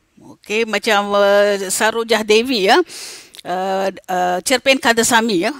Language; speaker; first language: Malay; non-native, local second language; Tamil